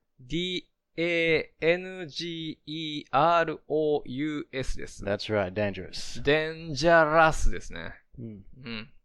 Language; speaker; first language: English; non-native, learner; Japanese